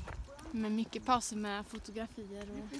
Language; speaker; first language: Swedish; native; Swedish